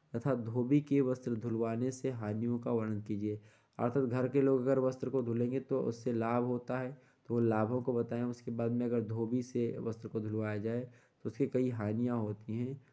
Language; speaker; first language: Hindi; native; Hindi